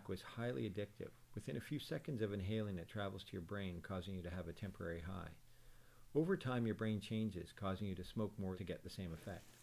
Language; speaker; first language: English; native; English